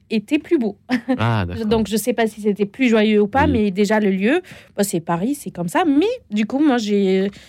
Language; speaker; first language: French; non-native, fluent; Arabic